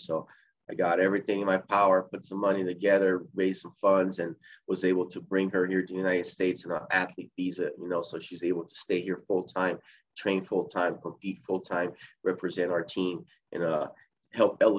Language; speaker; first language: English; early bilingual, other home language; Portuguese